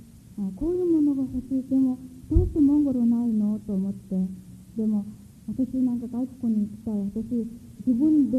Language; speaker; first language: Japanese; non-native, fluent; Mongolian